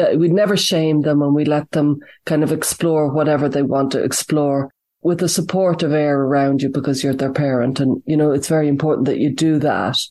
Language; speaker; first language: English; native; English